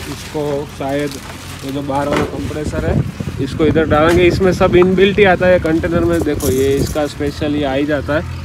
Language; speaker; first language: Hindi; non-native, local second language; Gujarati